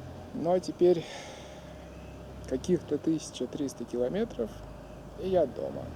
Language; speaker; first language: Russian; native; Russian